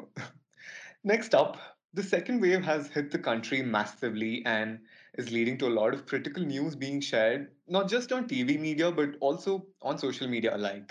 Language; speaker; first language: English; non-native, local second language; Kannada